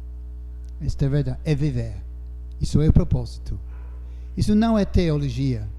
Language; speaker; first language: Portuguese; non-native, fluent; English